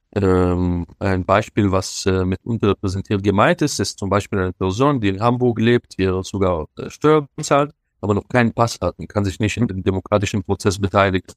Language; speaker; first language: German; non-native, fluent; Hebrew